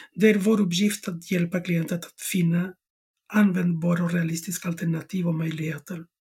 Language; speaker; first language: Swedish; non-native, fluent; Spanish